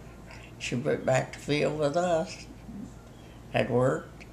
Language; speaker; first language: English; native; English